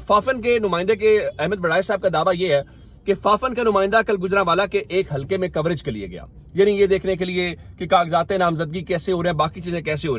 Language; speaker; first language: Urdu; native; Urdu